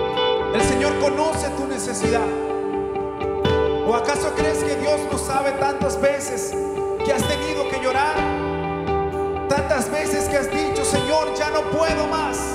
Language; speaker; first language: Spanish; native; Spanish